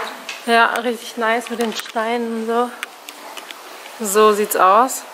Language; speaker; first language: German; native; German